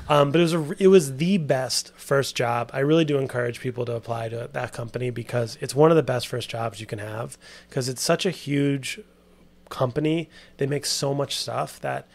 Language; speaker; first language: English; native; English